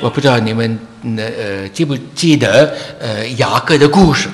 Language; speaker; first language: Chinese; non-native, fluent; English